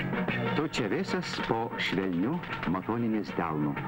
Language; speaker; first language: Lithuanian; native; Lithuanian